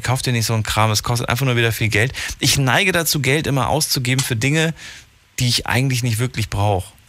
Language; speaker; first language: German; native; German